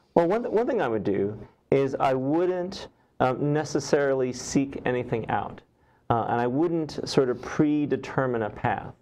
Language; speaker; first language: English; native; English